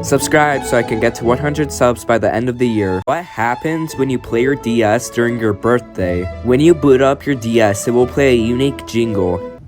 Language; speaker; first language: English; native; English